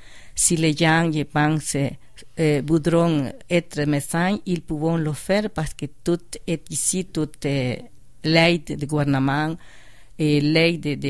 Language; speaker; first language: French; non-native, fluent; Spanish